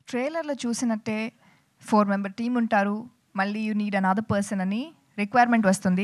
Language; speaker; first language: Telugu; non-native, fluent; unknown